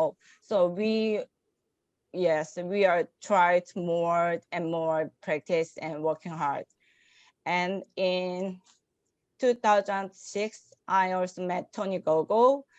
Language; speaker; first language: English; non-native, learner; Korean